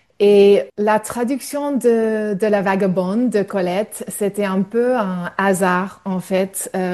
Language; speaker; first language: French; non-native, fluent; English